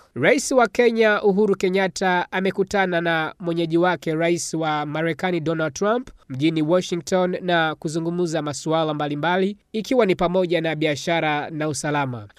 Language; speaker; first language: Swahili; non-native, local second language; Rundi